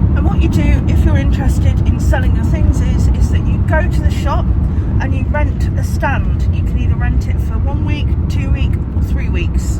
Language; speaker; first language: English; native; English